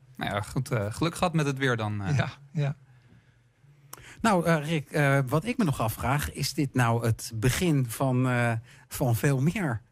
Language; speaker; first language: Dutch; native; Dutch